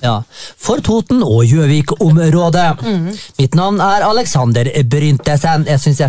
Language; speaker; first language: Norwegian; native; Norwegian